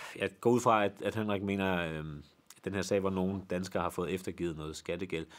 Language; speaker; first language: Danish; native; Danish